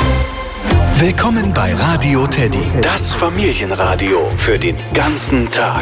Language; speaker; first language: German; native; German